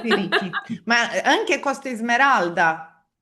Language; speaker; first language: Italian; non-native, learner; Portuguese